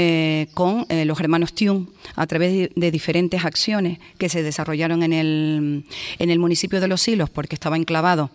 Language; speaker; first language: Spanish; native; Spanish